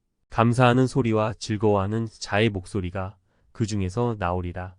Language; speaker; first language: Korean; native; Korean